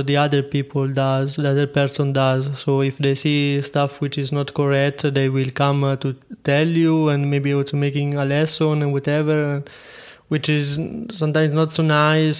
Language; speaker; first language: English; non-native, fluent; Italian